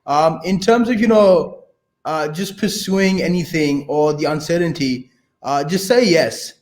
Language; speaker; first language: English; early bilingual, other home language; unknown